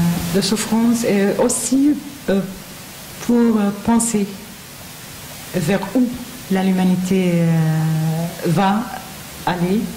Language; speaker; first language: French; non-native, fluent; Arabic